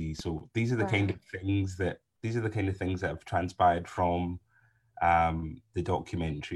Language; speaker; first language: English; native; English